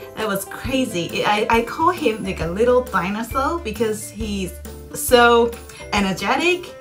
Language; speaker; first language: English; non-native, fluent; Japanese